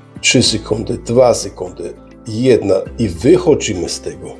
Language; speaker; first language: Polish; early bilingual, heritage; Polish